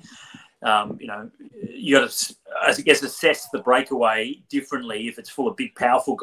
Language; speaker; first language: English; native; English